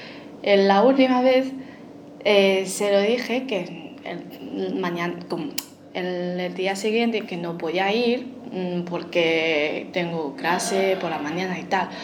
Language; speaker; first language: Spanish; non-native, fluent; Chinese